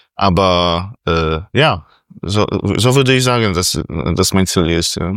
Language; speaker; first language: German; non-native, fluent; Polish